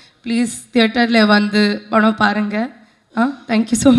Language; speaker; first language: Tamil; non-native, learner; Kannada